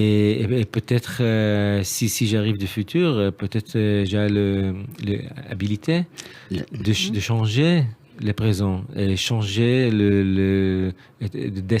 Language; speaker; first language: French; non-native, learner; Hebrew